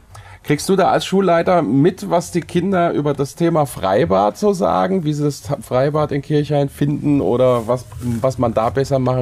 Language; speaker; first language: German; native; German